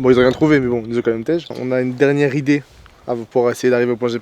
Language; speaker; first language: French; native; French